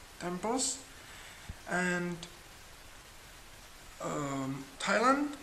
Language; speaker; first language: English; non-native, learner; Czech